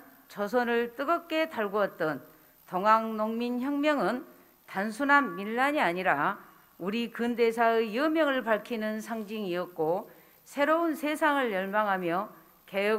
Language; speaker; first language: Korean; native; Korean